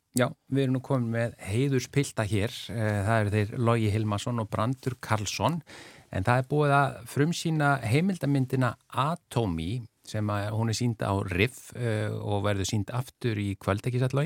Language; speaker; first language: Icelandic; native; Icelandic